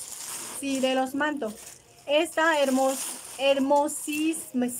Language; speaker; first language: Spanish; non-native, learner; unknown